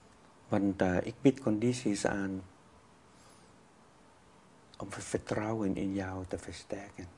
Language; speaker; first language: Dutch; non-native, fluent; Vietnamese